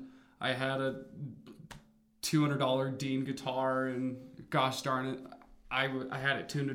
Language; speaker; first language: English; native; English